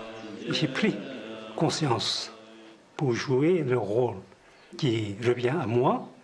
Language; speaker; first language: French; non-native, fluent; Tibetan